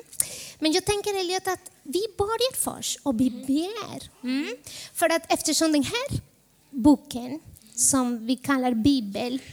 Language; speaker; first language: Swedish; non-native, fluent; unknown